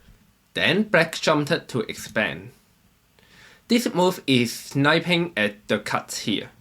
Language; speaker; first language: English; non-native, fluent; Chinese